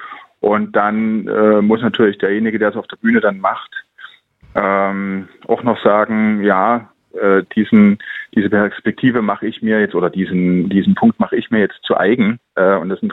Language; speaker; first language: German; native; German